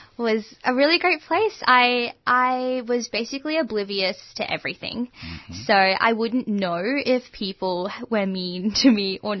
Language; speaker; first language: English; non-native, local second language; Gujarati